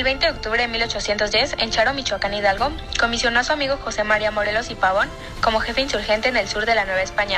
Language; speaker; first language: Spanish; native; Spanish